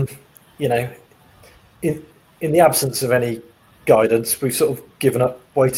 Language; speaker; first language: English; native; English